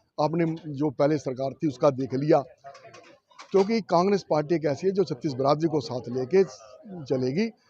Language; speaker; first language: Hindi; native; Hindi